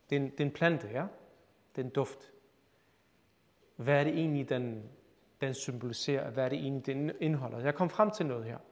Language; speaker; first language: Danish; early bilingual, other home language; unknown